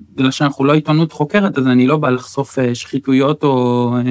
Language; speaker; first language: Hebrew; native; Hebrew